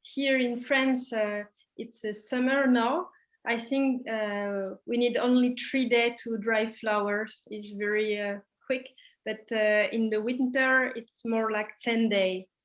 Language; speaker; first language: English; non-native, learner; French